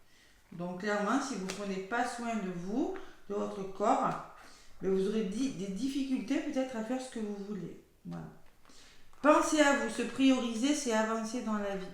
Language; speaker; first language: French; native; French